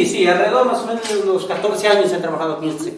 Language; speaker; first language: Spanish; native; Spanish